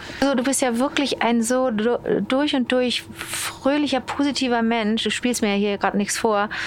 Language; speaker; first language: German; native; German